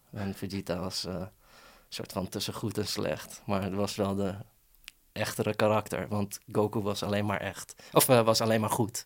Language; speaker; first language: Dutch; early bilingual, other home language; Persian